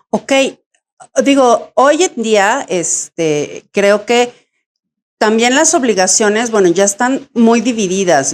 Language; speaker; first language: Spanish; native; Spanish